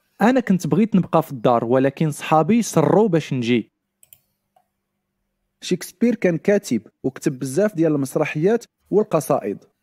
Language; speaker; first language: Arabic; non-native, learner; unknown